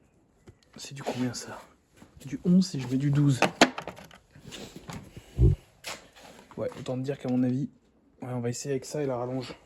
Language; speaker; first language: French; native; French